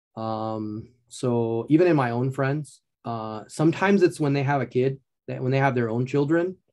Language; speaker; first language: English; early bilingual, other home language; Chinese